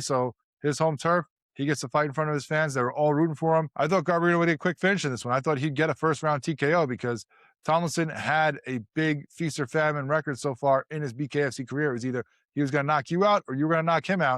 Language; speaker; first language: English; native; English